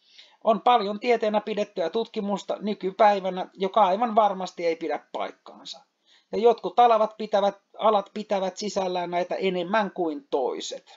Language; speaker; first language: Finnish; native; Finnish